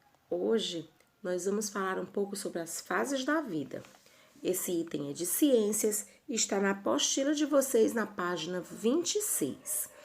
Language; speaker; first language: Portuguese; native; Portuguese